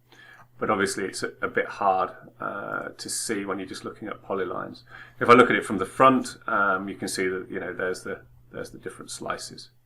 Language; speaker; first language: English; native; English